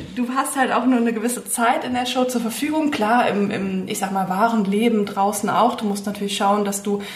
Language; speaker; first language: German; native; German